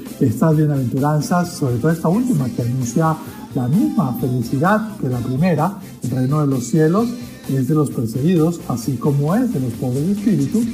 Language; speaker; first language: Spanish; native; Spanish